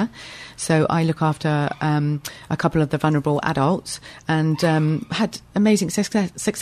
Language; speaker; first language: English; native; English